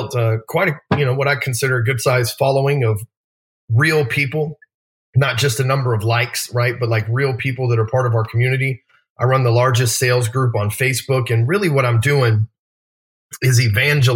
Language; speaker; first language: English; native; English